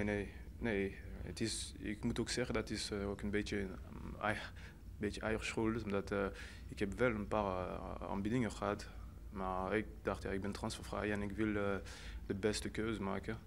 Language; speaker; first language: Dutch; non-native, fluent; French